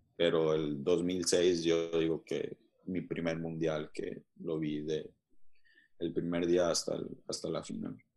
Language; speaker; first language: Spanish; early bilingual, heritage; Spanish